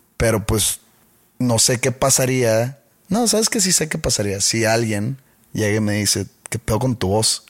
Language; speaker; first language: Spanish; native; Spanish